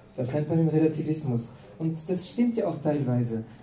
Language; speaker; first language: German; non-native, fluent; French